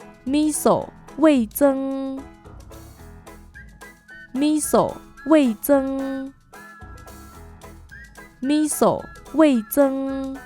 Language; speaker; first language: Chinese; non-native, learner; Indonesian